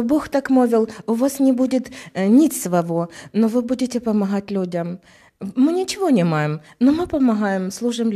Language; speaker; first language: Polish; non-native, learner; Russian